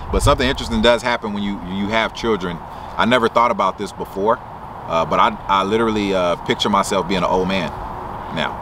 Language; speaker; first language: English; native; English